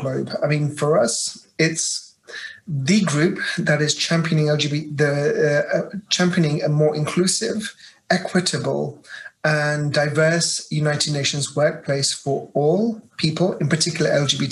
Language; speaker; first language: English; native; English